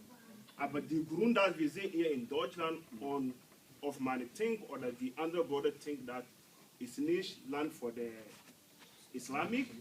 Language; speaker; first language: German; non-native, learner; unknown